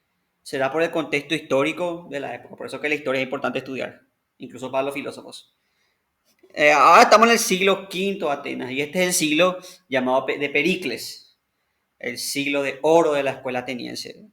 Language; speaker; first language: Spanish; native; Spanish